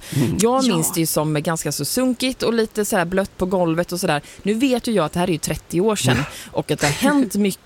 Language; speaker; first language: Swedish; native; Swedish